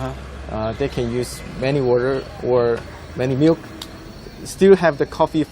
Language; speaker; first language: English; non-native, fluent; Korean